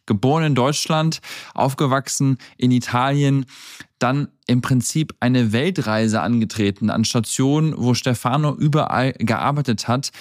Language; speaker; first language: German; native; German